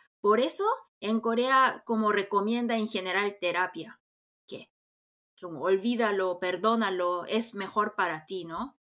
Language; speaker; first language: Spanish; non-native, fluent; Korean